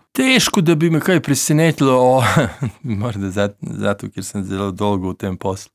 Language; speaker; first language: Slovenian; non-native, learner; Serbian